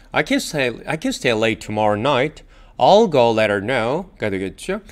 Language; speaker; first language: English; non-native, fluent; Korean